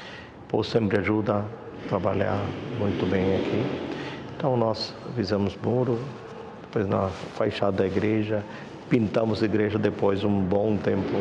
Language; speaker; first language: Portuguese; non-native, fluent; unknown